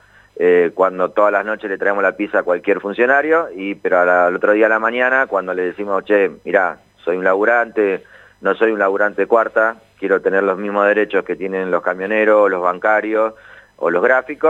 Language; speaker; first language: Spanish; native; Spanish